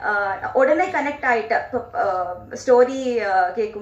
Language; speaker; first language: Tamil; non-native, learner; Telugu